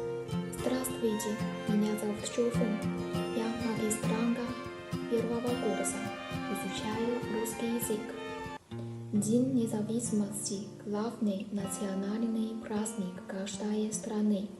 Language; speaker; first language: Russian; non-native, learner; Chinese